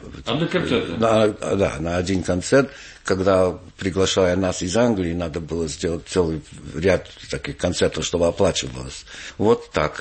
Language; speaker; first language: Russian; non-native, fluent; English